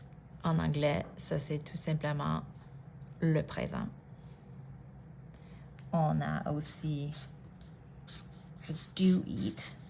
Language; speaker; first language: French; non-native, fluent; English